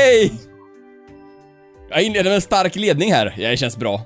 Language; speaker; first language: Swedish; native; Swedish